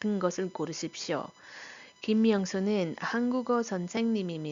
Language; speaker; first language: Korean; non-native, fluent; Iloko